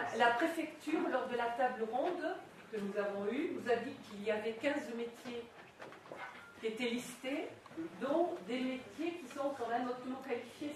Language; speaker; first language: French; native; French